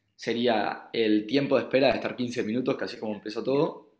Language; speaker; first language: Spanish; native; Spanish